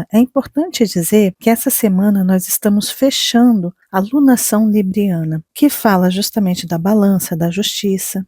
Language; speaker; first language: Portuguese; native; Portuguese